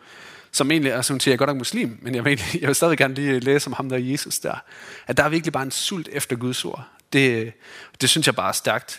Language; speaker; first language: Danish; native; Danish